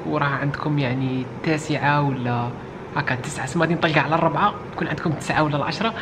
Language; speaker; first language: Arabic; native; Arabic